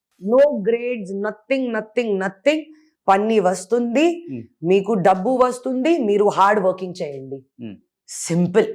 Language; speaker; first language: Telugu; non-native, fluent; Hindi